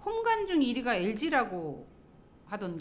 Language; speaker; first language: Korean; native; Korean